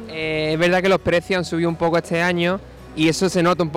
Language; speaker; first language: Spanish; native; Spanish